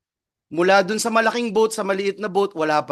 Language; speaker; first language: Filipino; native; Filipino